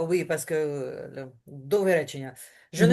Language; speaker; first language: French; non-native, learner; Ukrainian